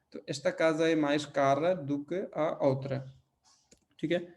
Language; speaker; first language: Portuguese; non-native, fluent; Hindi